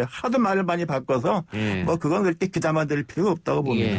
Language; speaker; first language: Korean; native; Korean